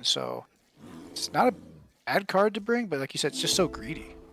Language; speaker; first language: English; native; English